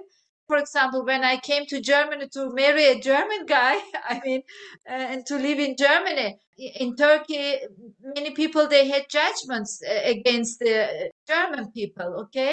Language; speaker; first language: English; non-native, fluent; Turkish